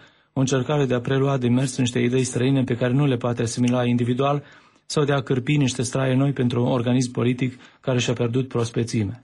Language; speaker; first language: Romanian; native; Romanian